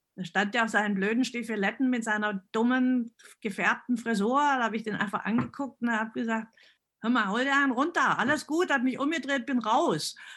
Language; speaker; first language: German; early bilingual, other home language; Italian